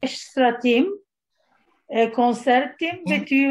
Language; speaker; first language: Hebrew; non-native, learner; Turkish